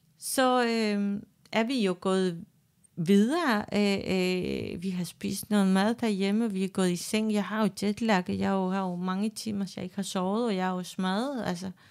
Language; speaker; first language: Danish; non-native, fluent; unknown